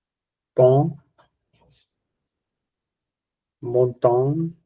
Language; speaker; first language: French; non-native, learner; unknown